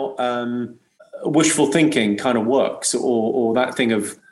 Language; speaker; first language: English; native; English